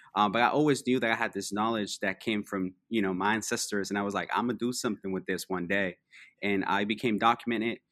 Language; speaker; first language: English; early bilingual, other home language; Spanish